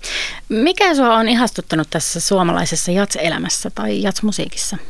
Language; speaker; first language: Finnish; native; Finnish